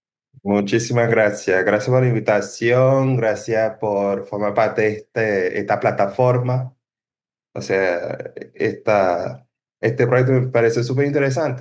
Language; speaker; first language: Spanish; non-native, fluent; English